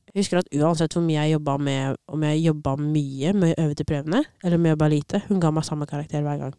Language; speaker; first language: Norwegian; native; Norwegian